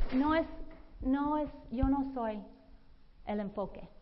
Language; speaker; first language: Spanish; non-native, fluent; English